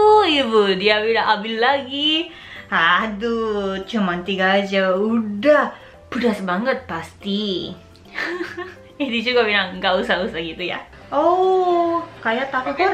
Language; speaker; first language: Indonesian; non-native, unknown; Japanese